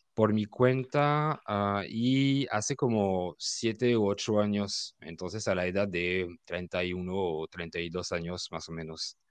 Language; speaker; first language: Spanish; non-native, fluent; French